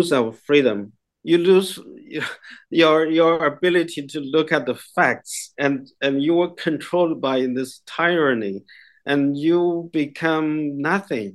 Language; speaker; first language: English; non-native, fluent; Chinese